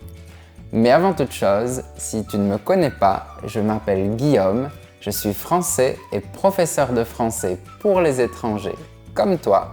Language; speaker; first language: French; native; French